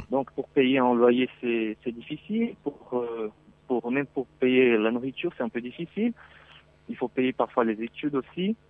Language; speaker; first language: French; non-native, fluent; Portuguese